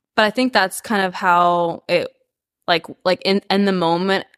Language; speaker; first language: English; early bilingual, other home language; Spanish